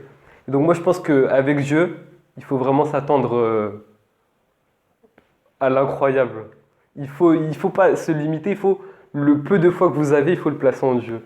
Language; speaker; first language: French; native; French